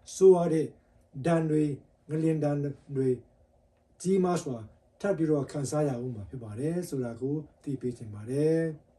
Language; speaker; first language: Burmese; non-native, local second language; Hakha Chin